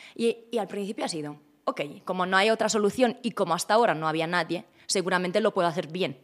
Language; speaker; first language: Spanish; non-native, fluent; Italian